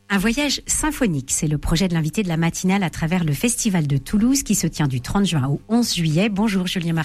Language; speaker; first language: French; native; French